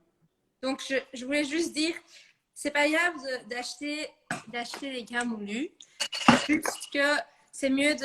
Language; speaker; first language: French; non-native, fluent; Dutch